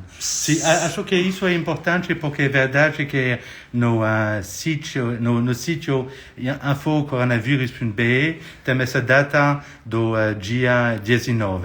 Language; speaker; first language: Portuguese; non-native, fluent; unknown